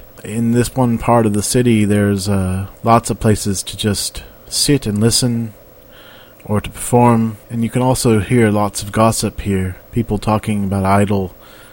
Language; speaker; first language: English; native; English